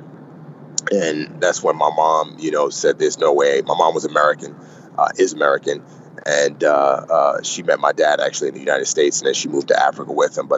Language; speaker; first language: English; native; English